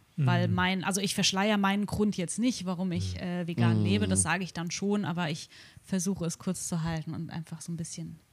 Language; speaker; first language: German; native; German